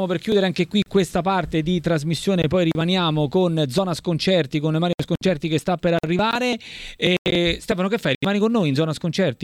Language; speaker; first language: Italian; native; Italian